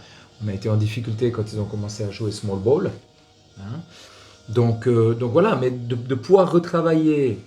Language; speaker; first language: French; native; French